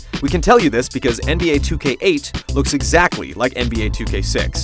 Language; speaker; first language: English; native; English